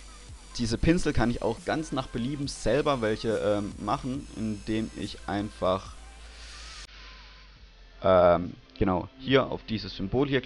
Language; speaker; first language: German; native; German